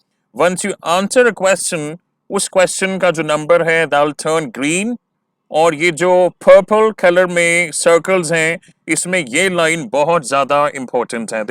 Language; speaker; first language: Hindi; native; Hindi